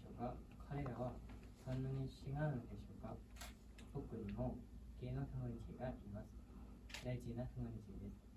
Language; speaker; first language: Japanese; non-native, learner; Thai